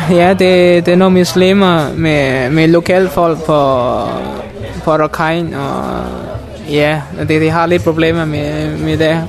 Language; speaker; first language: Danish; non-native, learner; Mon